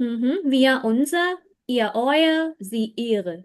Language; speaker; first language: German; non-native, fluent; Hindi